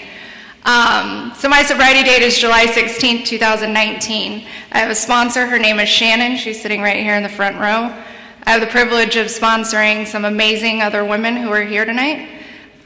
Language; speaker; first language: English; native; English